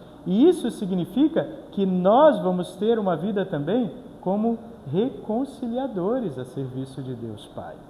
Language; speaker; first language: Portuguese; native; Portuguese